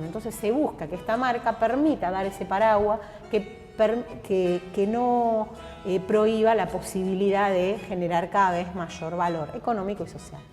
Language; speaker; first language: Spanish; native; Spanish